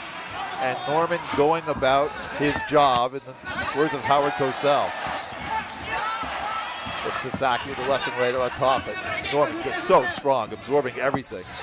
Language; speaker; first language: English; native; English